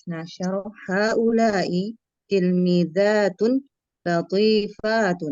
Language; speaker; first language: Arabic; non-native, learner; Indonesian